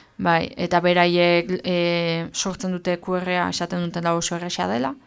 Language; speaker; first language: Basque; native; Basque